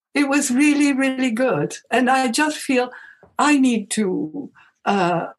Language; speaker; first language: English; non-native, fluent; Arabic